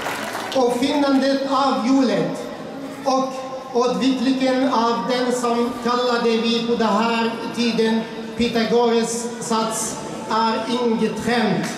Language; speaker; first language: Swedish; non-native, fluent; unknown